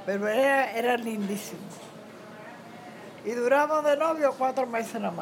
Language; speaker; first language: Spanish; native; Spanish